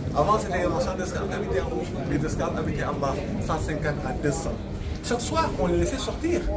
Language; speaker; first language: French; non-native, local second language; Wolof